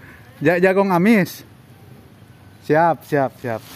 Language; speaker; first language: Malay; non-native, local second language; Sundanese